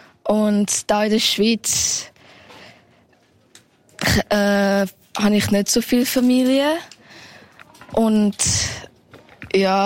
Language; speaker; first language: German; early bilingual, heritage; Thai